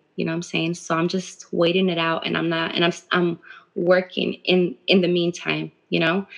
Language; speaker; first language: English; native; English